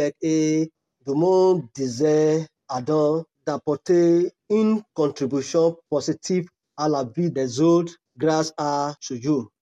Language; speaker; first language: French; non-native, learner; Yoruba